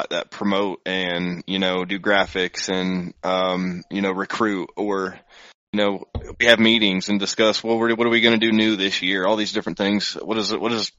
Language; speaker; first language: English; native; English